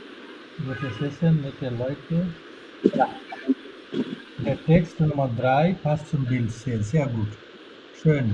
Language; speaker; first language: German; non-native, fluent; Bangla